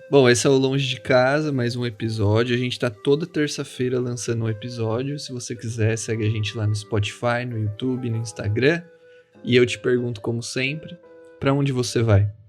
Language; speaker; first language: Portuguese; native; Portuguese